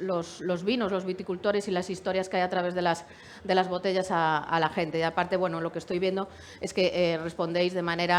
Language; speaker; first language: Spanish; native; Spanish